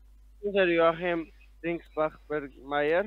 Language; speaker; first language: German; non-native, learner; Italian